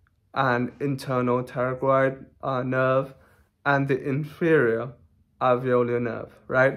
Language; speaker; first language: English; non-native, fluent; Thai